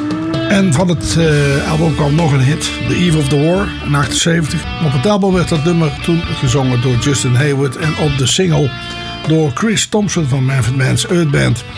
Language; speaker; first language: Dutch; native; Dutch